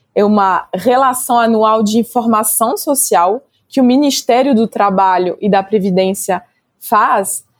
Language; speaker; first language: Portuguese; non-native, fluent; French